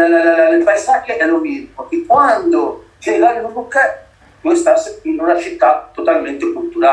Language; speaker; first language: Spanish; non-native, learner; Italian